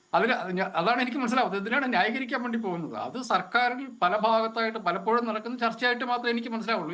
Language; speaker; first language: Malayalam; native; Malayalam